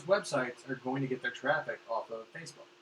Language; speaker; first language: English; native; English